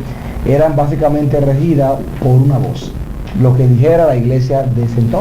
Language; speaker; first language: Spanish; native; Spanish